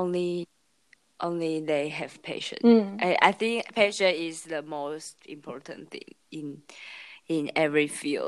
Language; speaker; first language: English; non-native, learner; Chinese